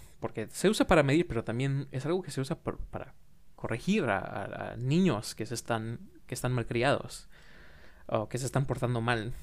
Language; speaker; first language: Spanish; non-native, learner; English